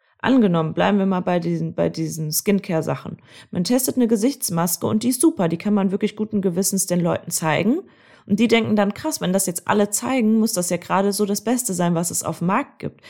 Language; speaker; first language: German; native; German